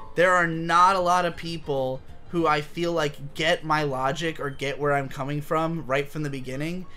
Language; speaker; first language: English; native; English